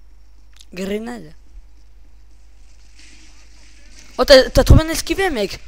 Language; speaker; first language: French; native; French